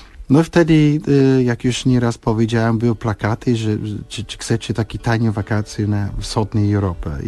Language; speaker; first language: Polish; non-native, fluent; English